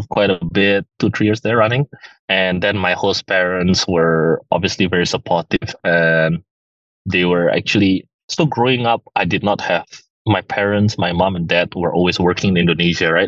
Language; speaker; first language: English; early bilingual, other home language; Indonesian